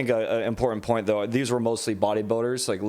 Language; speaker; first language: English; native; English